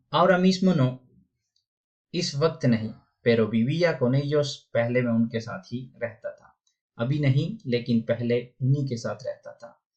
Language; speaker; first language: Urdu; non-native, local second language; Punjabi